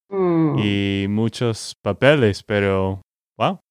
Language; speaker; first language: Spanish; non-native, fluent; English